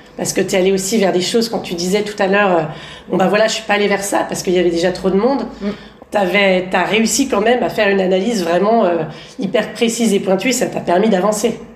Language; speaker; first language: French; native; French